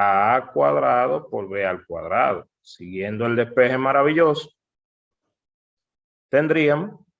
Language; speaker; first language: Spanish; native; Spanish